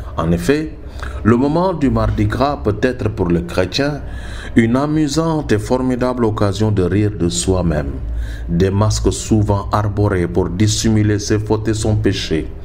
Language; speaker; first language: French; non-native, local second language; Wolof